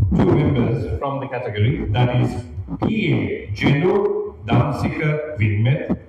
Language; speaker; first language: English; non-native, local second language; Sinhala